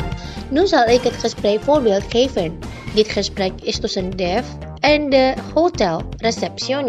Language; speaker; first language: Dutch; non-native, learner; Indonesian